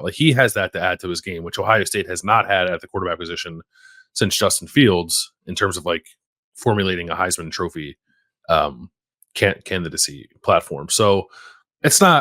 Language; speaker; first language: English; native; English